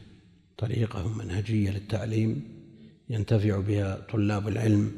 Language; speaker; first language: Arabic; native; Arabic